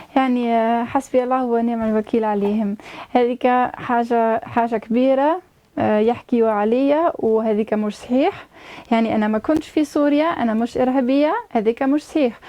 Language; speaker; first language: Arabic; non-native, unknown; German